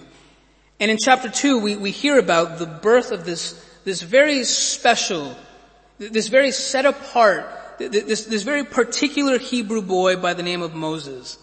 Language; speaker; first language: English; native; English